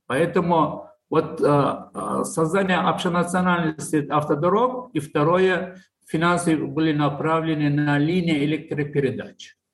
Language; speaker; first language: Russian; non-native, local second language; Tajik